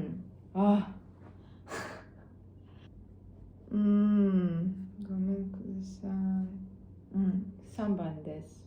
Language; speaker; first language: Japanese; non-native, learner; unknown